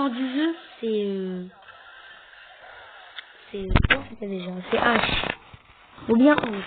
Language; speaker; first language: French; native; French